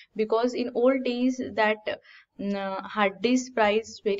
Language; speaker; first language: English; non-native, local second language; Marathi